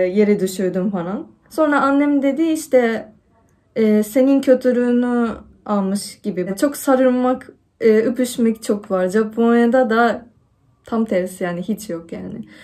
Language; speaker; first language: Turkish; non-native, fluent; Japanese